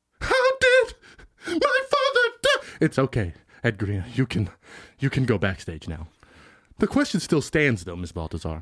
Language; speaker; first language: English; native; English